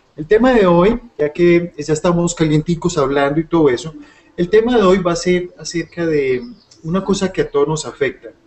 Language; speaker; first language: Spanish; native; Spanish